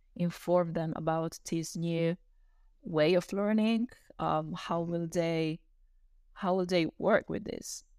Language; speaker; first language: English; non-native, fluent; Italian